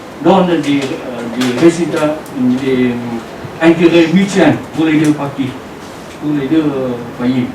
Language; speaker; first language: French; non-native, learner; Vietnamese